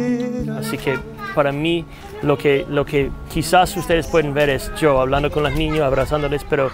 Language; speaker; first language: Spanish; non-native, fluent; English